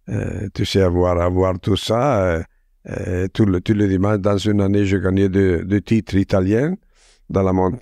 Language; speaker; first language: French; non-native, fluent; Italian